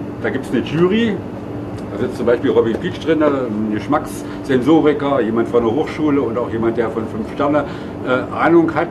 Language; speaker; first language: German; native; German